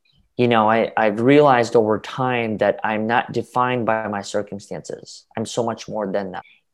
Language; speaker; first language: English; early bilingual, other home language; Russian